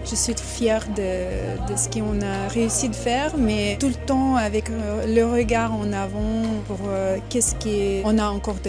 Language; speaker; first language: French; non-native, fluent; Russian